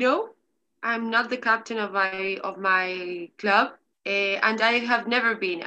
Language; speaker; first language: English; non-native, learner; Spanish